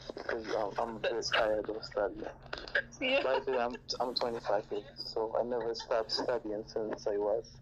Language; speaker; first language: English; non-native, fluent; Arabic